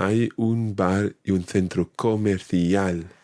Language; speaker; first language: Spanish; non-native, fluent; English